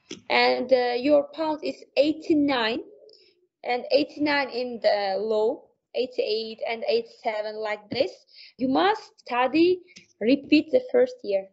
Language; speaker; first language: English; non-native, learner; Uzbek